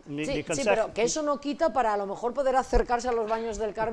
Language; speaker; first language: Spanish; native; Spanish